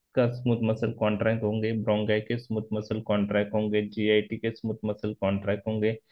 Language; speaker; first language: Hindi; non-native, local second language; Marathi